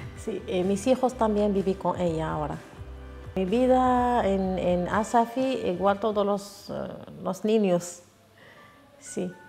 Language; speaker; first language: Spanish; non-native, learner; Arabic